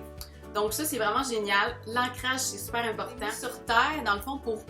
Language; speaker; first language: French; native; French